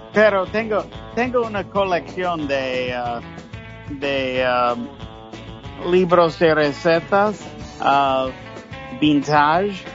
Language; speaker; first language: Spanish; non-native, fluent; English